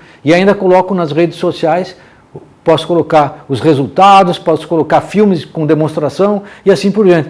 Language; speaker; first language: Portuguese; native; Portuguese